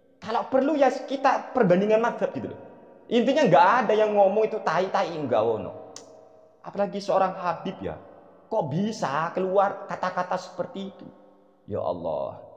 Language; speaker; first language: Indonesian; non-native, local second language; Madurese